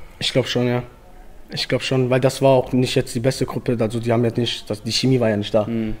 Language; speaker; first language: German; early bilingual, other home language; Albanian